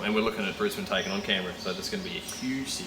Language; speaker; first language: English; native; English